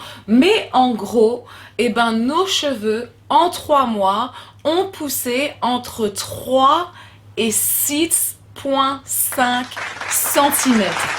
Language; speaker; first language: French; native; French